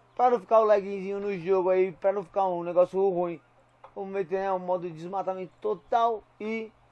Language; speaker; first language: Portuguese; native; Portuguese